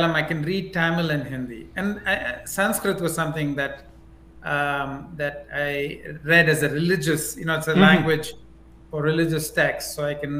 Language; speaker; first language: English; non-native, local second language; Tamil